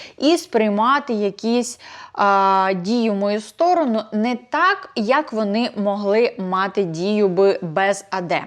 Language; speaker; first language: Ukrainian; non-native, local second language; Russian